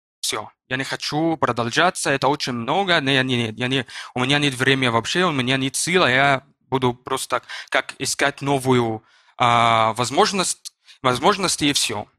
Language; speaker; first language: Russian; non-native, learner; Arabic